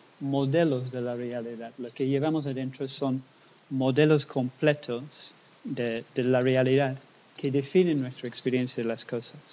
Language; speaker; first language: Spanish; non-native, fluent; English